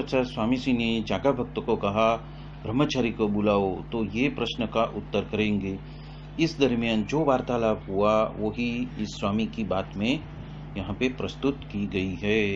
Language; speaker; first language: Hindi; non-native, local second language; Gujarati